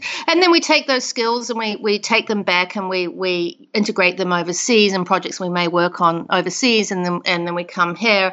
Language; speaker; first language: English; native; English